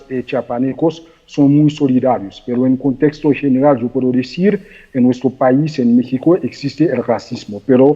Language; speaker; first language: Spanish; non-native, fluent; Haitian Creole